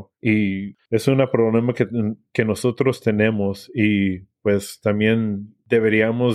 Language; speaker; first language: Spanish; early bilingual, heritage; English